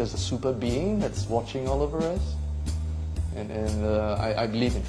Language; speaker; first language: English; native; English